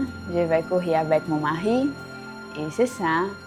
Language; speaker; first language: French; non-native, learner; Portuguese